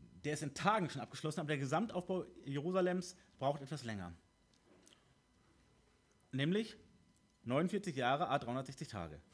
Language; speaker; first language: German; native; German